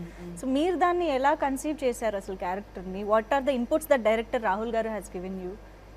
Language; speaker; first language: Telugu; native; Telugu